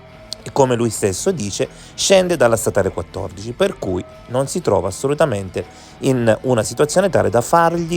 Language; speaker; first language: Italian; native; Italian